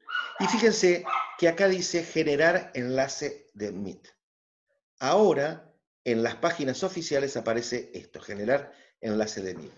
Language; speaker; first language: Spanish; native; Spanish